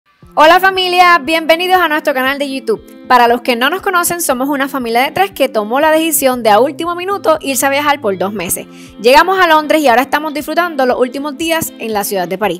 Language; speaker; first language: Spanish; native; Spanish